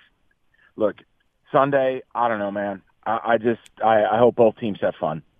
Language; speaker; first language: English; native; English